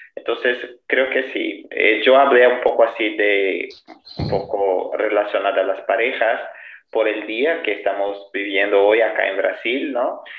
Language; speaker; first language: Spanish; non-native, fluent; Portuguese